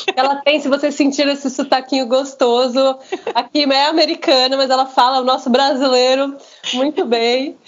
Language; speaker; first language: Portuguese; native; Portuguese